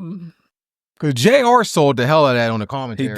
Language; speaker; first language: English; native; English